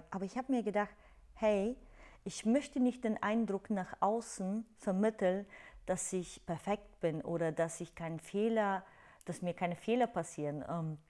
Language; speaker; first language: German; non-native, fluent; Bulgarian